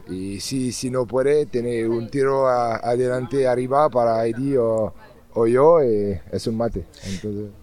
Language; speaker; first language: Spanish; non-native, learner; French